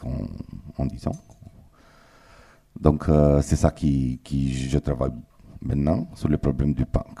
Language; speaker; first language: French; non-native, fluent; Romanian